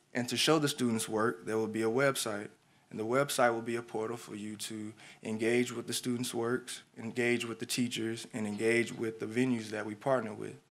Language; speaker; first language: English; native; English